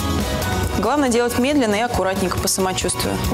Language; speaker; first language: Russian; native; Russian